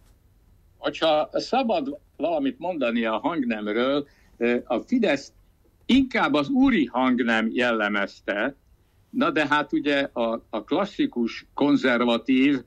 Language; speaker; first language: Hungarian; native; Hungarian